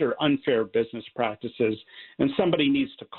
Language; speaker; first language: English; native; English